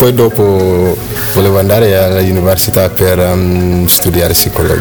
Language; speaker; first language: Italian; non-native, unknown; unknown